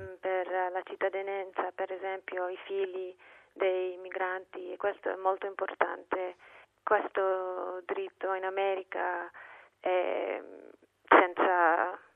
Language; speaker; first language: Italian; non-native, fluent; English